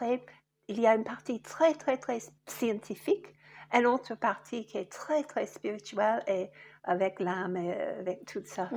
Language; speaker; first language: French; non-native, fluent; English